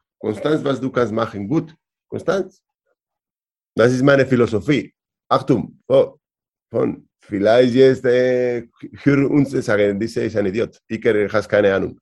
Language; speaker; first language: German; non-native, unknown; Spanish